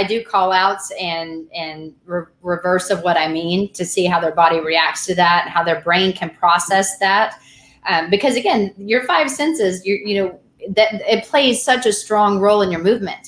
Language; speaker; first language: English; native; English